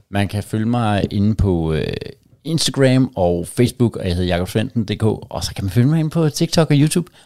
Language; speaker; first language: Danish; native; Danish